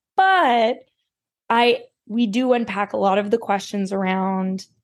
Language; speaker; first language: English; native; English